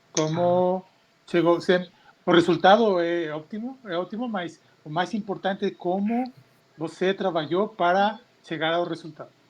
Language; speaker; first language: Portuguese; non-native, fluent; Spanish